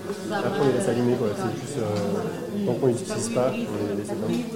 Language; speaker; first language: French; native; French